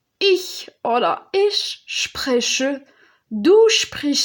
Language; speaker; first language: German; non-native, learner; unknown